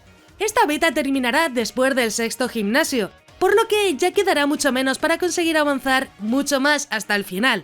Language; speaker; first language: Spanish; native; Spanish